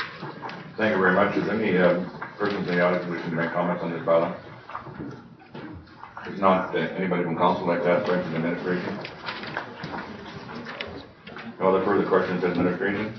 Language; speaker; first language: English; native; English